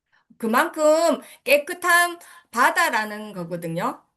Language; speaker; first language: Korean; native; Korean